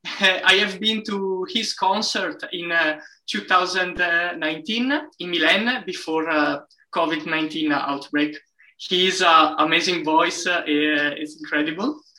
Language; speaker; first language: English; non-native, learner; Italian